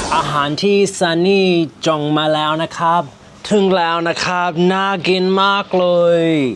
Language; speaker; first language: Thai; non-native, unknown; English